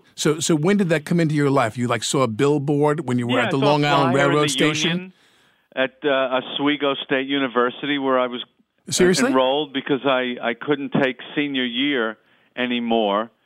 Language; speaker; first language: English; native; English